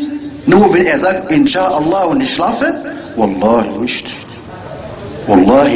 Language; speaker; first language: German; non-native, learner; Arabic